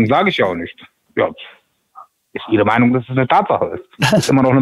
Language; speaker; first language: German; native; German